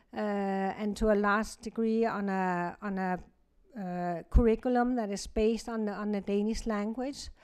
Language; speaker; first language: English; non-native, fluent; Kalaallisut